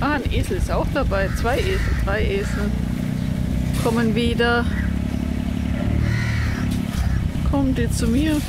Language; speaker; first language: German; native; German